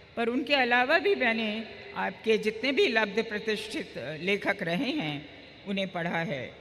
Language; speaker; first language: Hindi; native; Hindi